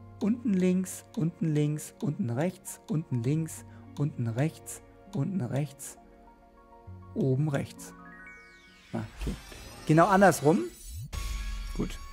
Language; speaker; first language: German; native; German